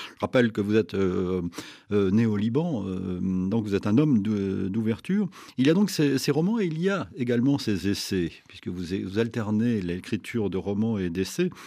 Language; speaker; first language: French; native; French